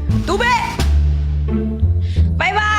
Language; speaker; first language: English; non-native, learner; Thai